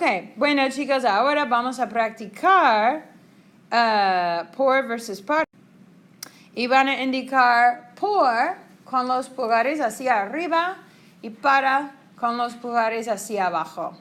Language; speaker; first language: Spanish; non-native, fluent; English